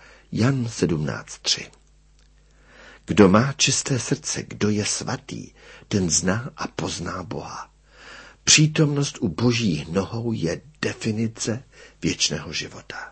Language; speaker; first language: Czech; native; Czech